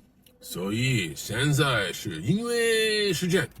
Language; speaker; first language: Chinese; non-native, learner; English